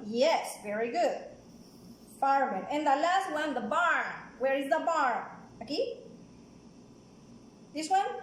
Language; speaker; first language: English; non-native, fluent; Spanish